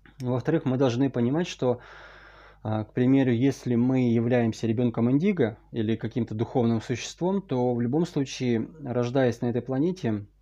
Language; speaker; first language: Russian; native; Russian